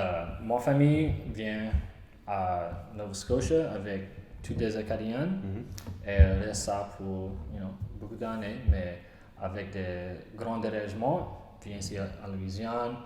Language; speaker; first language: French; non-native, learner; English